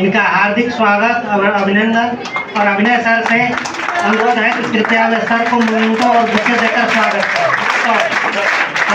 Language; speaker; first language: Hindi; native; Hindi